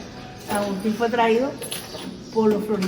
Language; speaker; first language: Spanish; native; Spanish